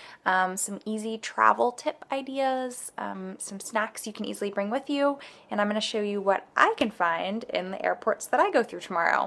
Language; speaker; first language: English; native; English